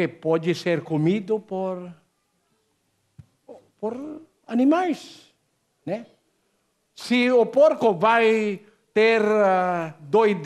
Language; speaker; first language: Portuguese; non-native, learner; Filipino